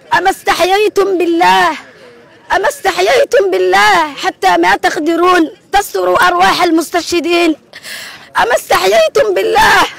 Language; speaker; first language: Arabic; non-native, local second language; Somali